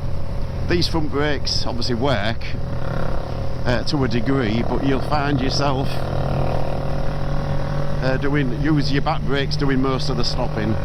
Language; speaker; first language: English; native; English